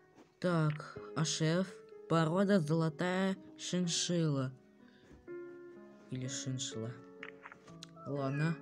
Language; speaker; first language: Russian; native; Russian